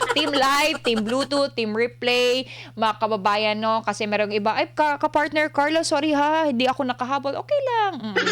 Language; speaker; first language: Filipino; non-native, local second language; Cebuano